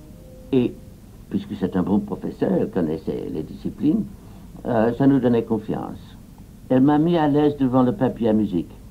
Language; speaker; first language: French; non-native, fluent; English